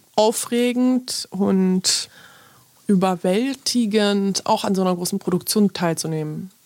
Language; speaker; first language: German; early bilingual, other home language; Polish